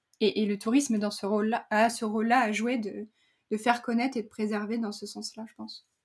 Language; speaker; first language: French; native; French